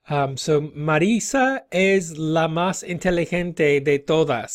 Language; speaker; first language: Spanish; non-native, fluent; English